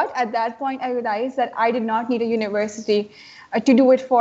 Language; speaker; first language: English; non-native, local second language; Urdu